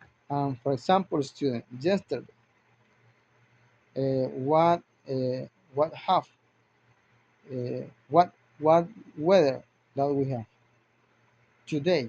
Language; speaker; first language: English; non-native, learner; Spanish